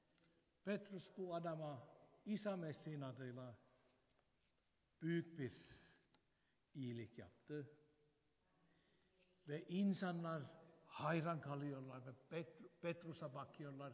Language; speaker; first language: Turkish; non-native, fluent; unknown